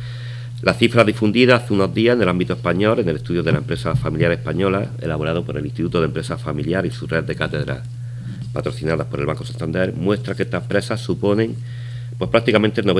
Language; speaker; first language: Spanish; native; Spanish